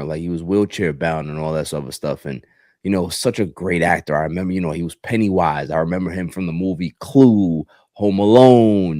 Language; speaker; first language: English; native; English